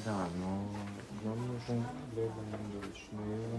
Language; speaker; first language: Russian; native; Russian